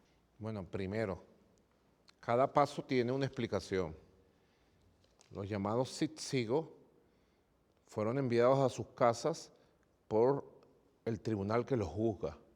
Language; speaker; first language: Spanish; native; Spanish